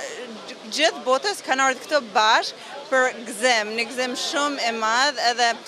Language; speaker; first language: Albanian; early bilingual, heritage; Albanian